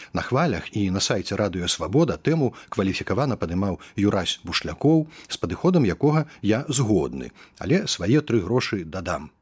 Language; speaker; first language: Belarusian; native; Belarusian